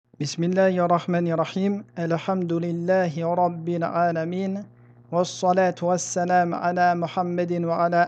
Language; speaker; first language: Arabic; non-native, fluent; French